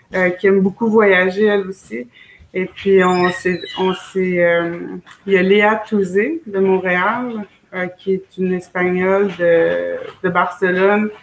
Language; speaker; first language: French; native; French